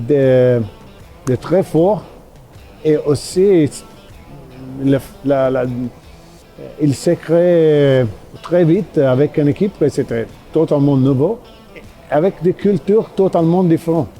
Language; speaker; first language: French; non-native, fluent; Italian